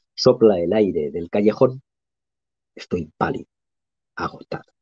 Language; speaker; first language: Spanish; non-native, local second language; Catalan